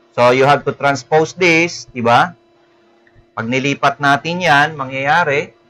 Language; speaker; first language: English; non-native, local second language; Filipino